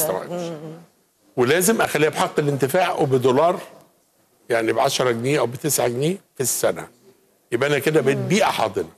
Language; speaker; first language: Arabic; native; Arabic